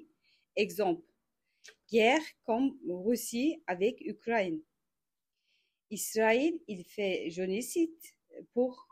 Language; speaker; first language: French; non-native, learner; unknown